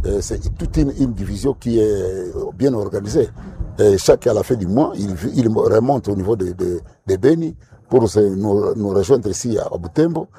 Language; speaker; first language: French; non-native, local second language; Nande